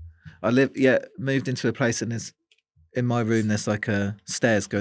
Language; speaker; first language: English; native; English